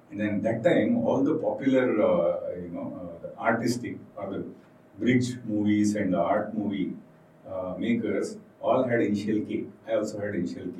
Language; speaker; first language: English; non-native, local second language; Kannada